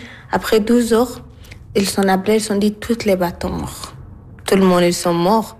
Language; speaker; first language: French; non-native, learner; Arabic